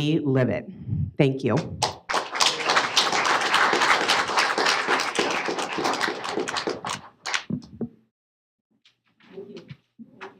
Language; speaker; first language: English; native; English